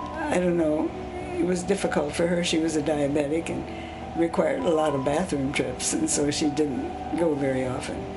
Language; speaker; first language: English; early bilingual, other home language; Swiss German